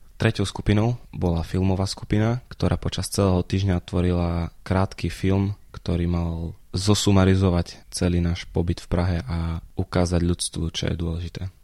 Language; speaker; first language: Slovak; native; Slovak